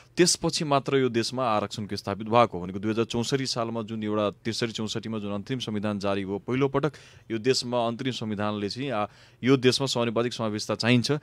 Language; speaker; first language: Nepali; non-native, local second language; Maithili